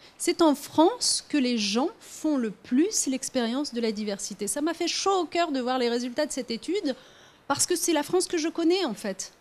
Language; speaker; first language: French; early bilingual, other home language; Riffian